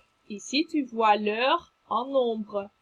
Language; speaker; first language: French; non-native, fluent; Dutch